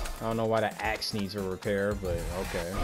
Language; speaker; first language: English; native; English